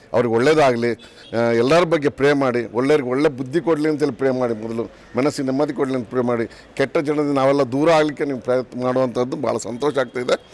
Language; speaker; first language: Kannada; non-native, local second language; Urdu